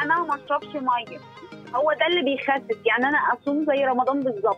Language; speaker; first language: Arabic; native; Arabic